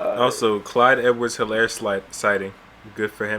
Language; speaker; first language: English; native; English